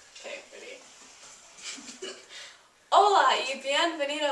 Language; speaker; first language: Spanish; non-native, learner; English